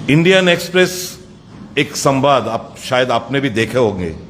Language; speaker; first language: Hindi; non-native, local second language; Bangla